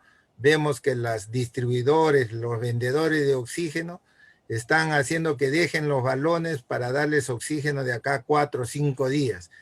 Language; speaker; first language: Spanish; native; Spanish